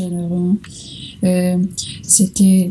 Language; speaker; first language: French; non-native, learner; Portuguese